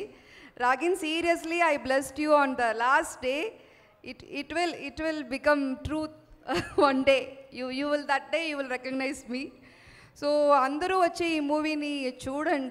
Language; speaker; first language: Telugu; non-native, learner; Tamil